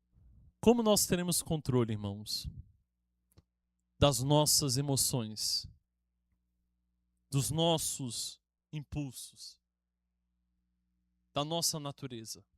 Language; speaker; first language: Portuguese; native; Portuguese